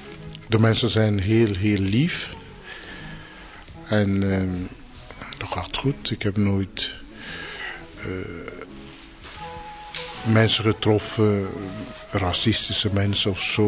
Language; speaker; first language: Dutch; non-native, fluent; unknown